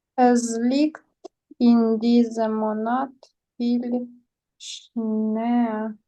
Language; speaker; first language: German; non-native, learner; Ukrainian